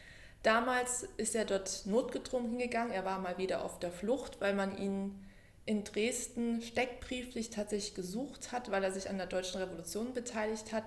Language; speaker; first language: German; native; German